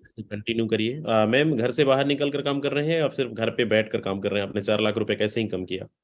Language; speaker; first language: Hindi; native; Hindi